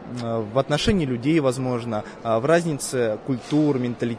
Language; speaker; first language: Russian; native; Russian